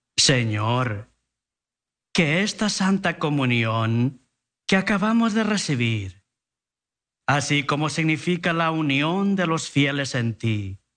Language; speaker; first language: Spanish; early bilingual, heritage; Spanish